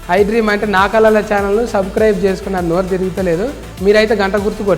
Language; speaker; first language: Telugu; native; Telugu